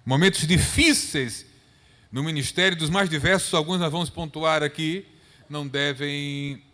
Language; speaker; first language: Portuguese; native; Portuguese